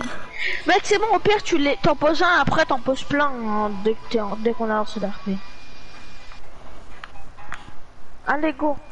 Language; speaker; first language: French; native; French